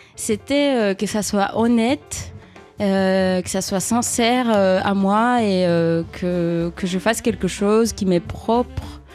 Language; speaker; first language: French; early bilingual, other home language; Greek